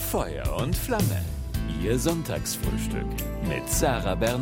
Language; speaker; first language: German; native; German